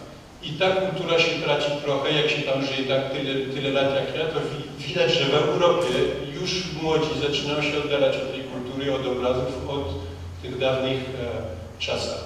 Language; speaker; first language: Polish; early bilingual, heritage; French